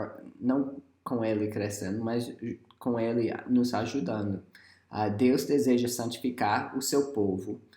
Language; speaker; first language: Portuguese; non-native, fluent; English